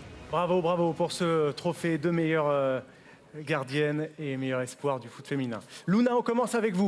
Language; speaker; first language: French; native; French